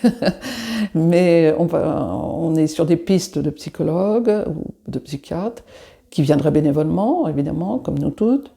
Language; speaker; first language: French; native; French